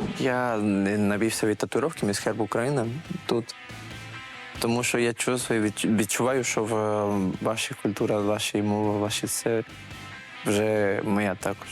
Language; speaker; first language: Ukrainian; non-native, fluent; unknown